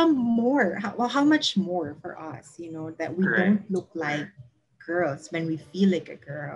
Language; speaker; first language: English; non-native, local second language; Cebuano